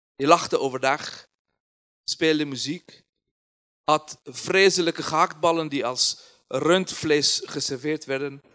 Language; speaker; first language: Dutch; non-native, fluent; Persian